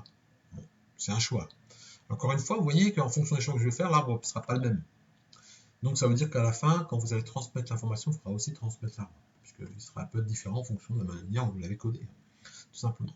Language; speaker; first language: French; native; French